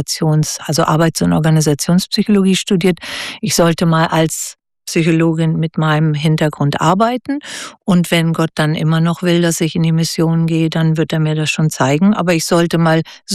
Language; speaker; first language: German; native; German